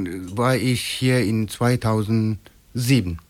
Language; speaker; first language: German; non-native, fluent; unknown